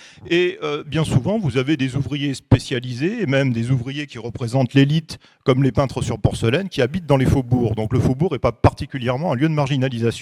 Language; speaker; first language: French; native; French